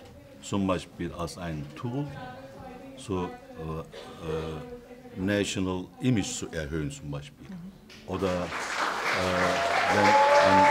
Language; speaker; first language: German; non-native, fluent; Turkish